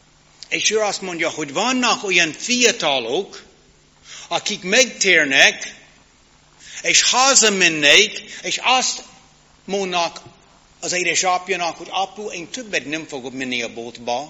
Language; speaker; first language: Hungarian; non-native, learner; English